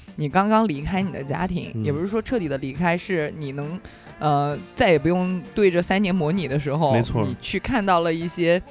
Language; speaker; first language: Chinese; native; Chinese